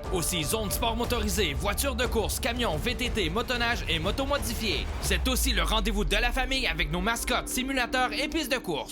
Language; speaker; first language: French; native; French